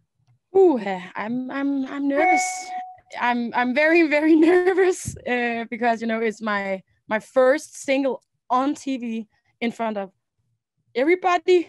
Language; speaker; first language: English; non-native, learner; Danish